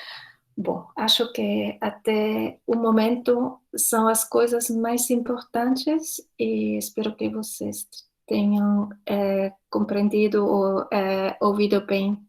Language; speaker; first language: Portuguese; non-native, fluent; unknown